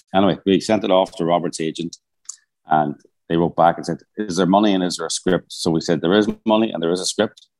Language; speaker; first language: English; native; English